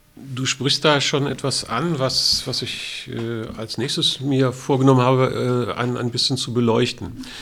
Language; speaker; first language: German; native; German